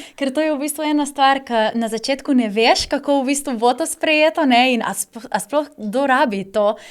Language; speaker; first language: Slovenian; native; Slovenian